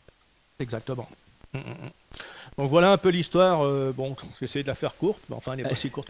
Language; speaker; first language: French; native; French